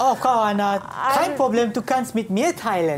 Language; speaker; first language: German; non-native, learner; Malay